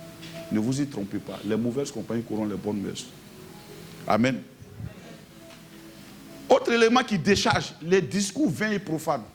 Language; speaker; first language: French; native; French